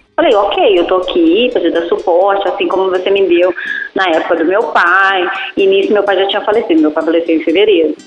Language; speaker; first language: Portuguese; native; Portuguese